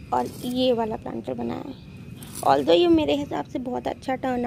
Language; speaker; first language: Hindi; native; Hindi